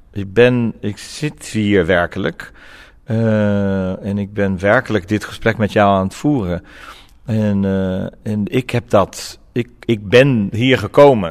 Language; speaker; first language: Dutch; non-native, fluent; Portuguese